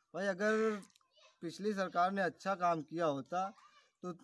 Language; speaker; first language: Hindi; native; Hindi